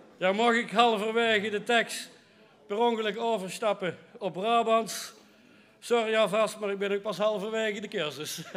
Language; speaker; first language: Dutch; native; Dutch